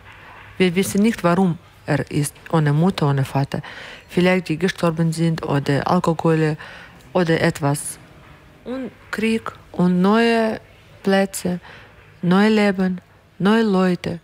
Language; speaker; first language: German; non-native, learner; Ukrainian